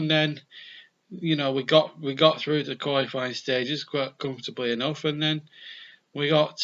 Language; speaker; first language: English; native; English